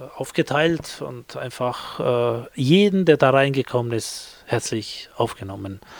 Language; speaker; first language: German; non-native, fluent; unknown